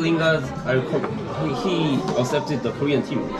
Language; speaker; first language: English; non-native, fluent; Korean